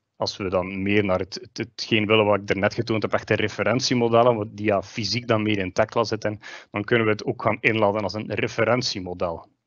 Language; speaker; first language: Dutch; native; Dutch